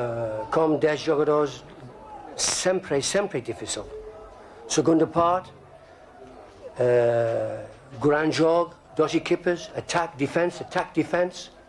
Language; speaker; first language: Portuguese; non-native, learner; English